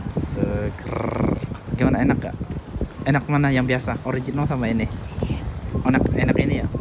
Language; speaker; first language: Indonesian; native; Indonesian